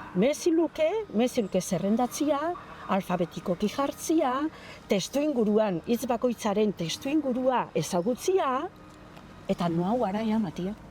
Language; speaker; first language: Basque; native; Basque